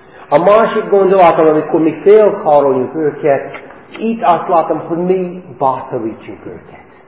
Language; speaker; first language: Hungarian; non-native, fluent; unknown